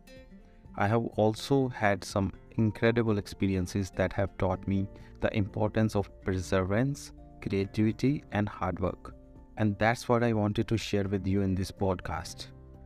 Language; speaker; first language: English; non-native, local second language; Punjabi